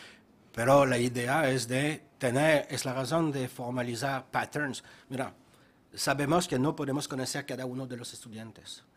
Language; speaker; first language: Spanish; non-native, fluent; French